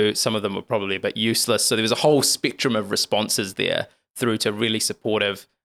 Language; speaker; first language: English; native; English